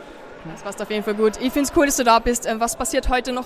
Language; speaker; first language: German; native; German